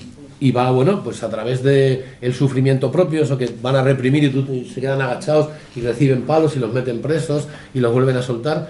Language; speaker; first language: Spanish; native; Spanish